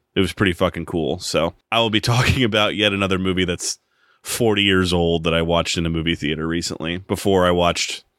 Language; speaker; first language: English; native; English